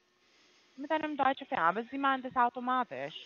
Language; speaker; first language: German; non-native, fluent; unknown